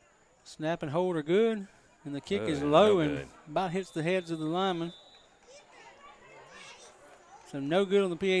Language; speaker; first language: English; native; English